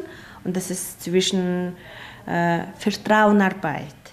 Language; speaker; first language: German; non-native, learner; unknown